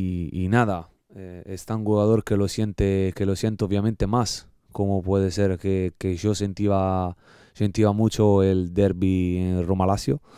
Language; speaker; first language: Spanish; non-native, learner; Italian